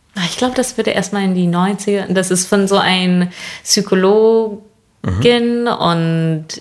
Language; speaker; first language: German; non-native, fluent; English